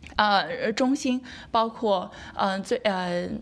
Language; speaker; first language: Chinese; native; Chinese